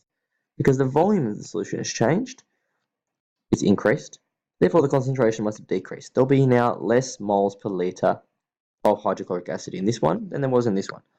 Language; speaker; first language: English; native; English